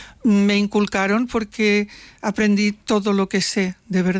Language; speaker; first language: Spanish; non-native, local second language; Catalan